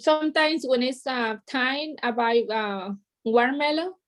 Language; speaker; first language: English; non-native, learner; Spanish